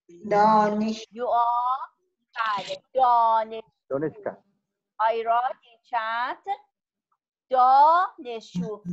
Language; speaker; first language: English; non-native, learner; Persian